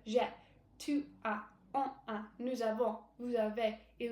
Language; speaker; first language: French; non-native, learner; English